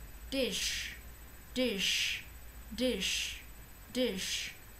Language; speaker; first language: English; non-native, learner; Vietnamese